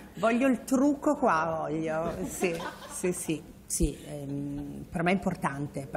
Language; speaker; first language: Italian; non-native, local second language; Sicilian